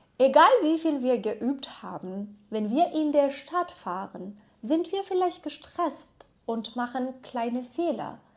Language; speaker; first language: German; non-native, fluent; Persian